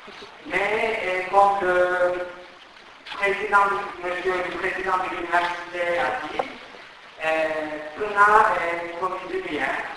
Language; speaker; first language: French; non-native, fluent; Turkish